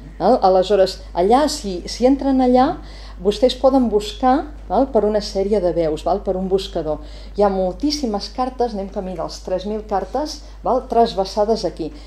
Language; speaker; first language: Catalan; native; Catalan